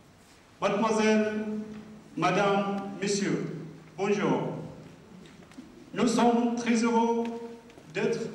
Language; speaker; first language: French; non-native, learner; Arabic